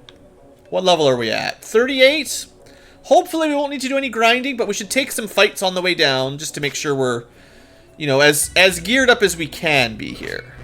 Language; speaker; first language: English; native; English